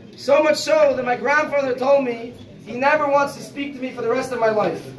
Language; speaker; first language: English; native; English